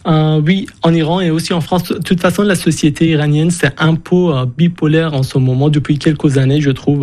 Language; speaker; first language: French; non-native, fluent; Persian